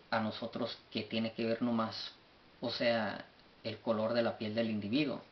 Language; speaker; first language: Spanish; early bilingual, heritage; Spanish